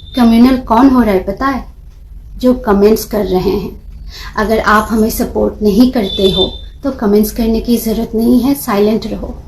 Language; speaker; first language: Hindi; non-native, local second language; Kok Borok